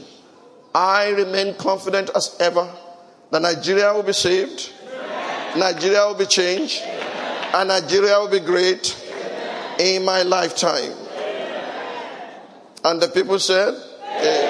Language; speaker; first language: English; non-native, local second language; Yoruba